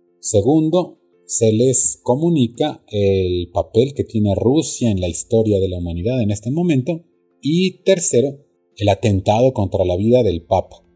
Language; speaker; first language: Spanish; native; Spanish